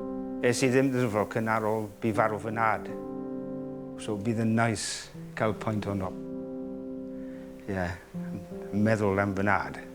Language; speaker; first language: Welsh; non-native, local second language; English